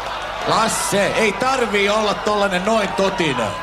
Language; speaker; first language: Finnish; native; Finnish